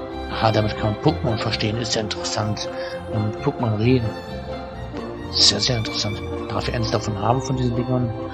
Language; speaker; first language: German; native; German